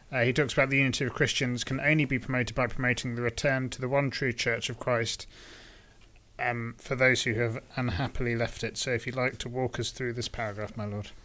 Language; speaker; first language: English; native; English